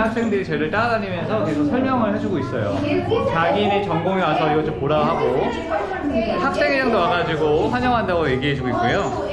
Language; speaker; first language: Korean; native; Korean